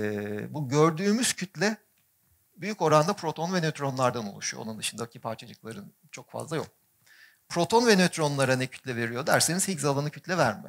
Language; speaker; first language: Turkish; native; Turkish